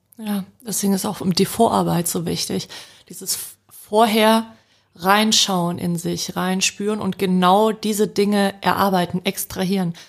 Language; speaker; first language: German; early bilingual, other home language; Polish